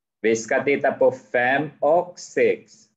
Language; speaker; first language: Swedish; non-native, fluent; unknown